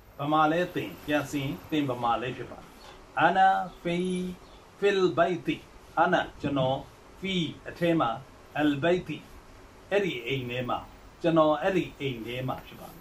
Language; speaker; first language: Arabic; non-native, fluent; Burmese